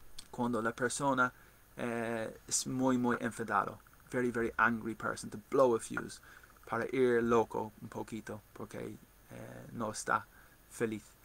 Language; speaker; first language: Spanish; non-native, learner; English